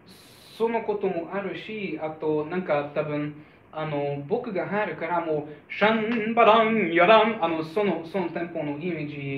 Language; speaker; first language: Japanese; non-native, fluent; Hungarian